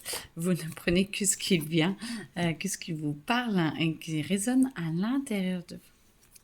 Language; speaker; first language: French; native; French